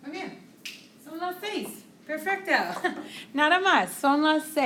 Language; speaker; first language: Spanish; non-native, fluent; English